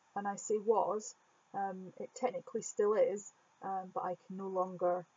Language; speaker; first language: English; native; English